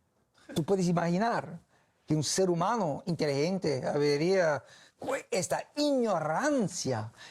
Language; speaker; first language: Spanish; non-native, learner; English